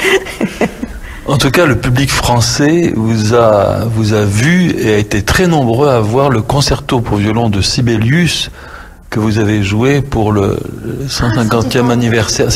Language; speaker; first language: French; native; French